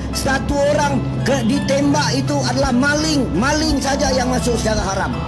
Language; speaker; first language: Malay; native; Malay